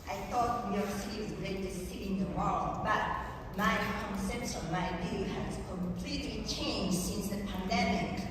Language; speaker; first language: English; non-native, fluent; Japanese